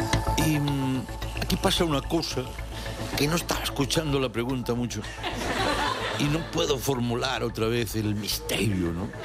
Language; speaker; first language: Spanish; native; Spanish